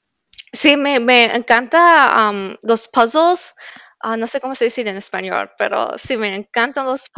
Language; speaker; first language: Spanish; early bilingual, heritage; Spanish